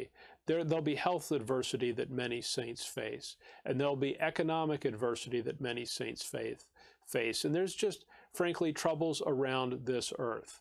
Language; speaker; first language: English; native; English